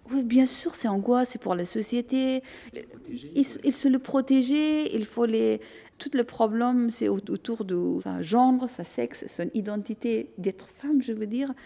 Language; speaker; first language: French; non-native, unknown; Persian